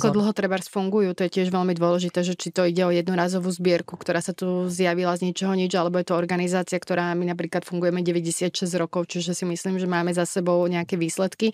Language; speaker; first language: Slovak; native; Slovak